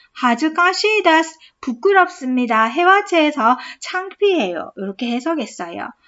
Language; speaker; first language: Korean; native; Korean